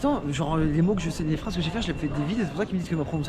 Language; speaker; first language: French; native; French